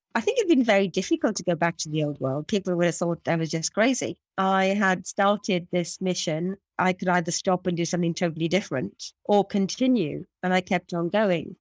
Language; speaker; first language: English; native; English